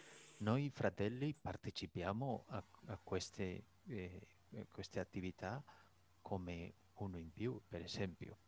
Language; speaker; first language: Italian; non-native, fluent; Spanish